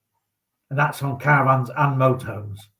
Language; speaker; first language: English; native; English